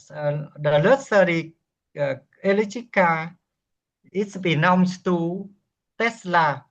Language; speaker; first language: English; non-native, learner; Vietnamese